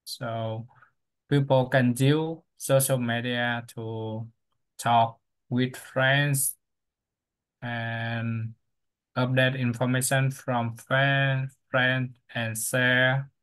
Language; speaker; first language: English; non-native, learner; Vietnamese